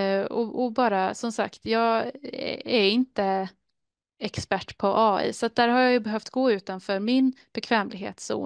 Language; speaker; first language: Swedish; native; Swedish